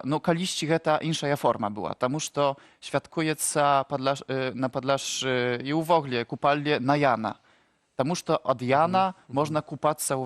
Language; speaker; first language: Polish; non-native, local second language; Ukrainian